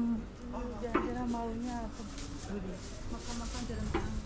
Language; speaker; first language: Indonesian; non-native, learner; Japanese